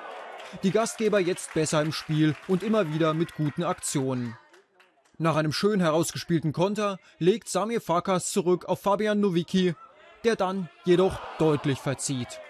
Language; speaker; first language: German; native; German